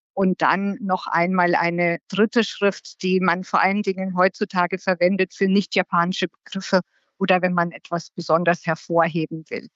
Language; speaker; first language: German; native; German